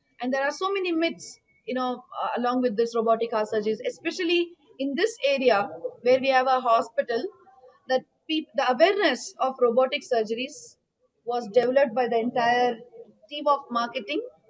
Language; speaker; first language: English; non-native, local second language; Telugu